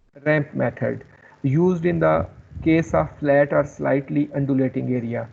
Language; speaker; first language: English; non-native, local second language; Urdu